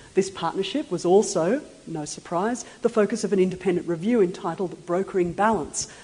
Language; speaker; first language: English; native; English